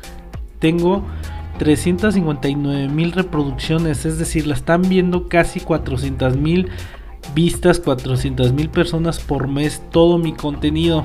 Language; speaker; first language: Spanish; native; Spanish